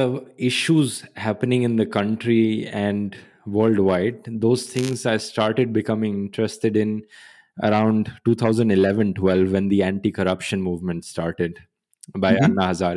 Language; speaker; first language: English; non-native, local second language; Hindi